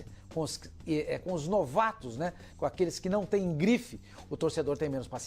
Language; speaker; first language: Portuguese; native; Portuguese